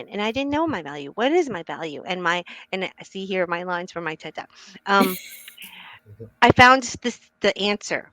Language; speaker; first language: English; native; English